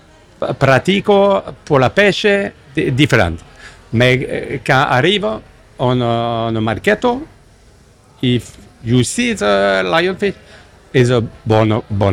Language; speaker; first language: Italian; non-native, learner; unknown